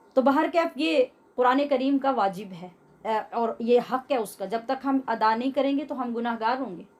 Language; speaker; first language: Urdu; native; Urdu